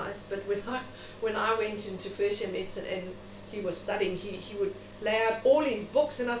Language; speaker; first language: English; native; English